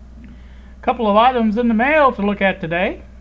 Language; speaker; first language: English; native; English